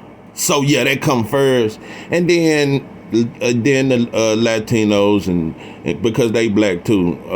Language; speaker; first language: English; native; English